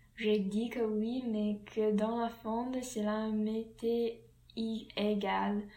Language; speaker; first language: French; non-native, learner; English